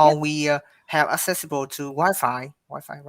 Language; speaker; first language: English; non-native, learner; Vietnamese